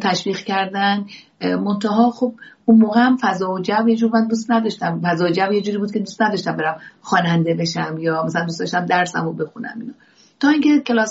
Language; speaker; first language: Persian; non-native, local second language; Azerbaijani